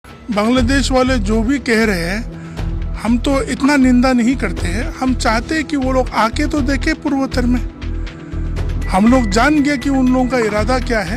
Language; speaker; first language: Hindi; non-native, local second language; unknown